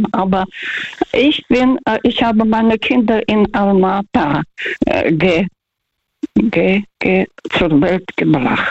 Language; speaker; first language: German; non-native, fluent; Russian